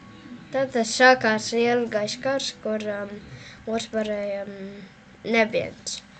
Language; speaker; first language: Latvian; non-native, local second language; Russian